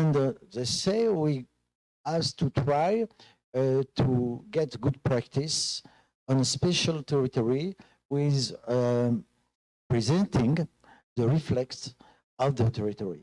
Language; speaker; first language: English; non-native, fluent; French